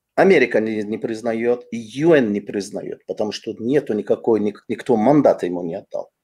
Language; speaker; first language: Russian; non-native, fluent; Azerbaijani